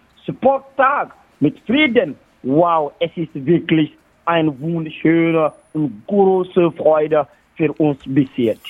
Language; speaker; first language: German; non-native, learner; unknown